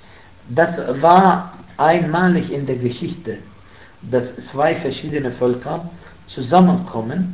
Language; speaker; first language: German; non-native, fluent; Arabic